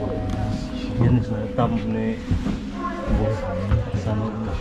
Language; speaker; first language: Russian; non-native, learner; Cebuano